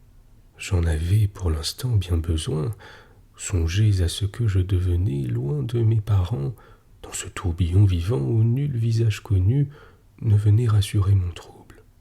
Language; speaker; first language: French; native; French